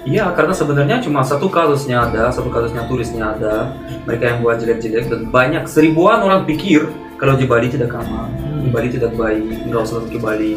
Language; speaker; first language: Indonesian; non-native, fluent; Russian